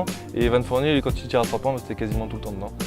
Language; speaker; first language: French; native; French